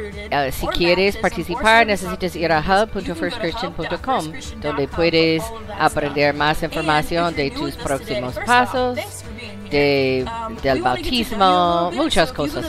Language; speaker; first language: Spanish; non-native, learner; English